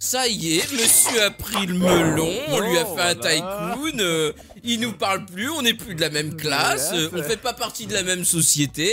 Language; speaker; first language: French; native; French